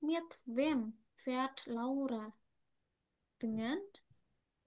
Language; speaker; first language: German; non-native, fluent; Indonesian